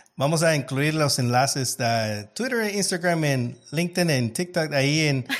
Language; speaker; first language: Spanish; early bilingual, heritage; Spanish